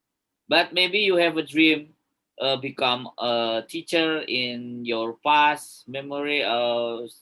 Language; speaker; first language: English; non-native, learner; Indonesian